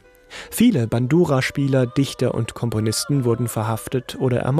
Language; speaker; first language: German; native; German